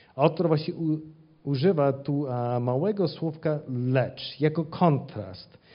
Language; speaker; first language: Polish; non-native, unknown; English